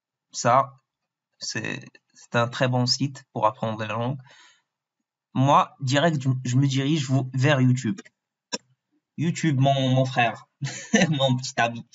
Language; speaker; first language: French; non-native, local second language; Arabic